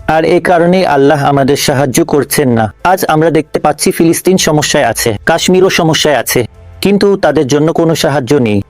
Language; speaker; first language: Bangla; non-native, fluent; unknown